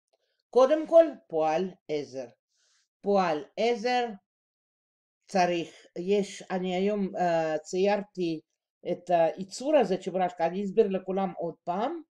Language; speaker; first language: Hebrew; non-native, fluent; Russian